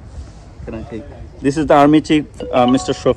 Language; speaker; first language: English; non-native, local second language; Bangla